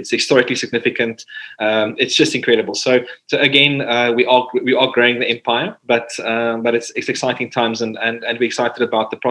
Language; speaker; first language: English; non-native, local second language; Afrikaans